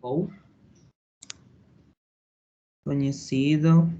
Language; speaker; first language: Portuguese; non-native, learner; Spanish